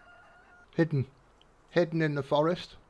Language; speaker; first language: English; native; English